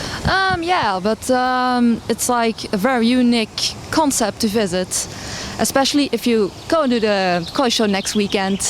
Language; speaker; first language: English; non-native, fluent; Dutch